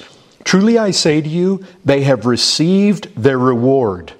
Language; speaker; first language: English; native; English